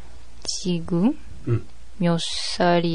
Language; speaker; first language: Korean; non-native, learner; Japanese